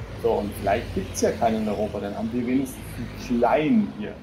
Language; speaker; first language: German; native; German